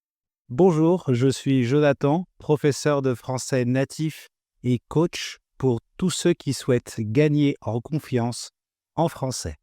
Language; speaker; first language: French; native; French